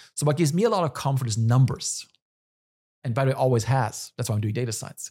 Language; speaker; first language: English; non-native, fluent; German